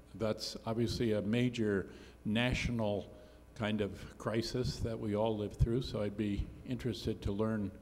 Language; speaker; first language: English; native; English